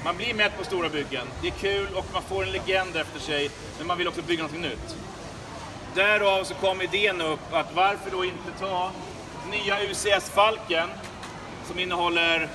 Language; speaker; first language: Swedish; native; Swedish